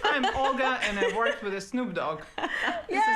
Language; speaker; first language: English; non-native, learner; Russian